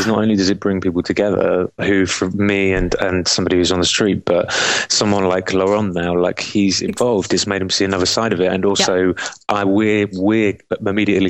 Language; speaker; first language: English; native; English